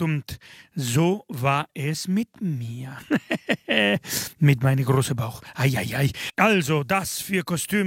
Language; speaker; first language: German; non-native, fluent; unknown